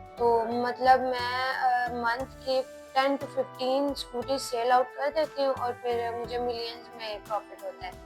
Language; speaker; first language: Urdu; native; Urdu